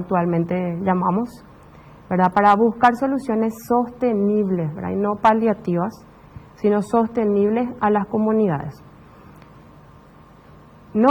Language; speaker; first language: Spanish; native; Spanish